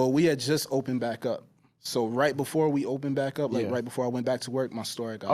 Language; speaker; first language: English; native; English